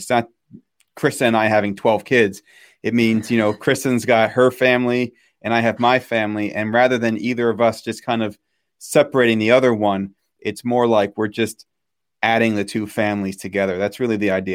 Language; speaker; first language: English; native; English